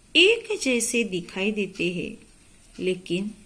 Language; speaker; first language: Hindi; non-native, local second language; Marathi